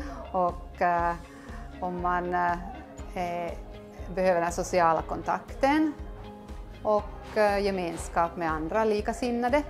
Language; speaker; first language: Swedish; native; Swedish